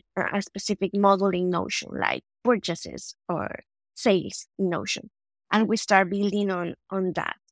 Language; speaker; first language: English; non-native, fluent; Spanish